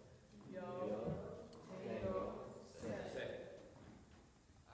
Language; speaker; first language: Spanish; non-native, learner; English